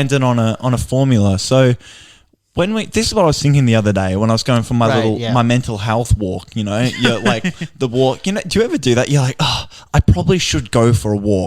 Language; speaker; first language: English; native; English